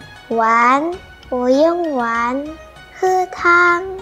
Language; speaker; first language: Chinese; non-native, learner; Indonesian